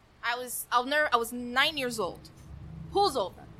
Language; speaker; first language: English; early bilingual, other home language; Spanish